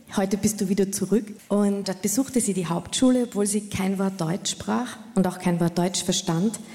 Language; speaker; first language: German; native; German